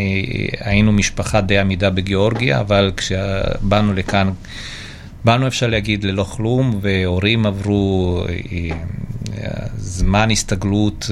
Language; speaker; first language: Hebrew; non-native, fluent; Georgian